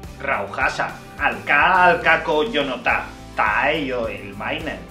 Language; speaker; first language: Finnish; non-native, fluent; Spanish